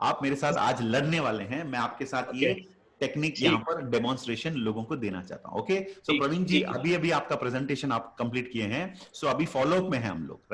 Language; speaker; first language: Hindi; native; Hindi